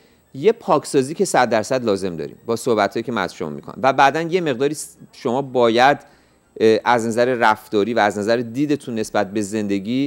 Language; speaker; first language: Persian; native; Persian